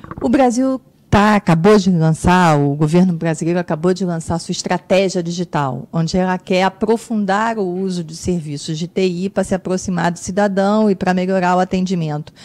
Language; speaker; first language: Portuguese; native; Portuguese